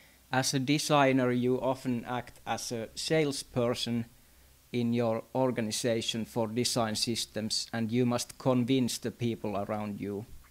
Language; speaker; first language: English; non-native, fluent; Finnish